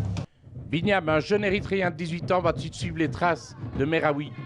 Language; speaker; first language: French; native; French